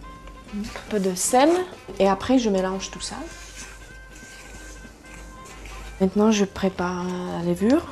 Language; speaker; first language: French; non-native, fluent; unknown